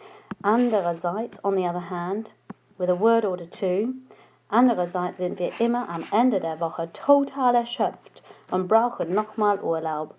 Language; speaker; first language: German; non-native, fluent; English